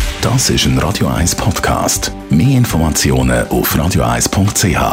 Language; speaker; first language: German; native; German